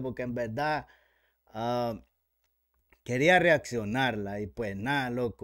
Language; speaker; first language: Spanish; native; Spanish